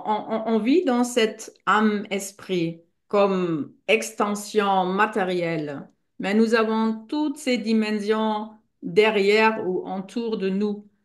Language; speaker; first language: French; non-native, fluent; German